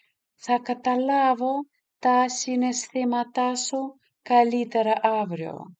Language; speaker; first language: Greek; non-native, fluent; Russian